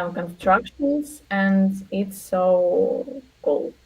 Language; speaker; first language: English; non-native, learner; Russian